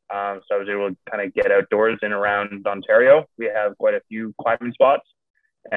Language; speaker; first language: English; native; English